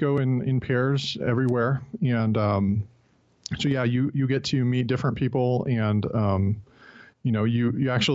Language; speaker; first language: English; native; English